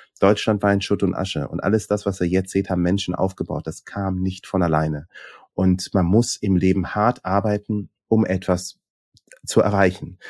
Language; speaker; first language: German; early bilingual, other home language; Swahili